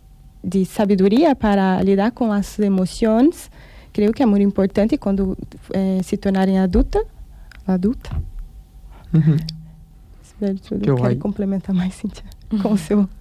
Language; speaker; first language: Spanish; non-native, learner; Portuguese